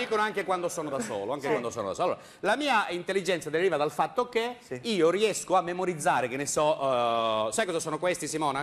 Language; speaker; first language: Italian; native; Italian